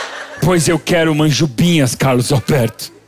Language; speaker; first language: Portuguese; native; Portuguese